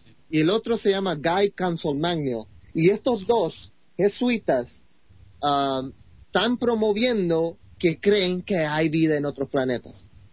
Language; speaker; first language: Spanish; non-native, fluent; English